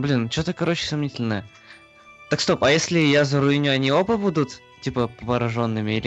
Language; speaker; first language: Russian; native; Russian